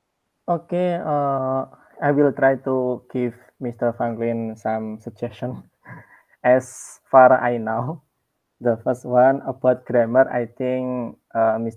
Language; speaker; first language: English; non-native, learner; Indonesian